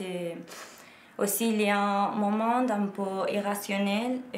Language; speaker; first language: French; non-native, learner; Korean